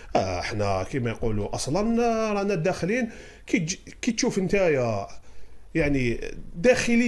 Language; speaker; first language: Arabic; native; Arabic